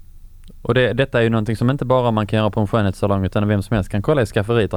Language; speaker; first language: Swedish; native; Swedish